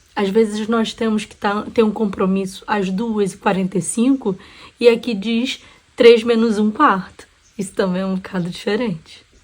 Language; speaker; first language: Portuguese; native; Portuguese